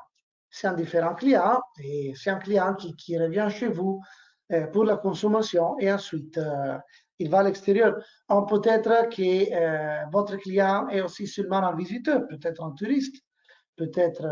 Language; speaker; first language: French; non-native, learner; Italian